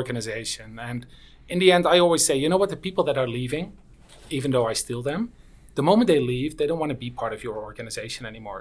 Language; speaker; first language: English; non-native, fluent; Dutch